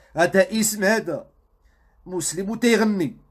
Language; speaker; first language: Arabic; non-native, local second language; Riffian